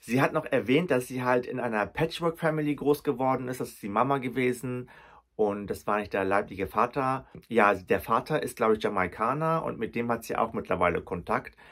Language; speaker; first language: German; native; German